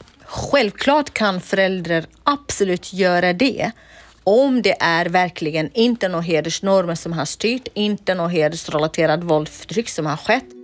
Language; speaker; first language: Swedish; non-native, fluent; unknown